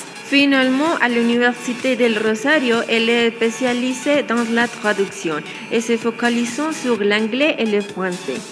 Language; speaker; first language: French; non-native, learner; Spanish